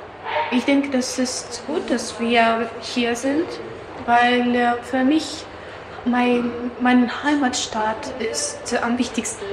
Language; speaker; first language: German; non-native, learner; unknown